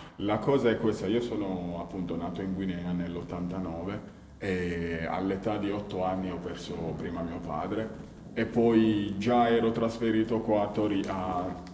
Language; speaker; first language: Italian; early bilingual, other home language; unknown